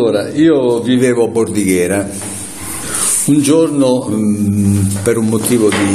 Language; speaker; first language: Italian; native; Italian